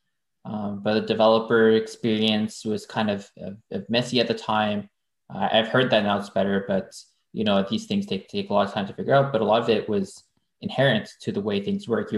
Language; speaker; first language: English; non-native, fluent; French